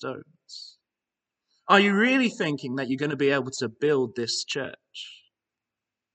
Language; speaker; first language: English; native; English